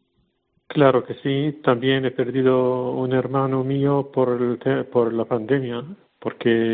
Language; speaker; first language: Spanish; non-native, learner; Arabic